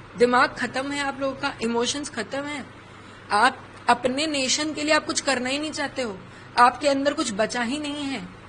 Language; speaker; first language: Hindi; native; Hindi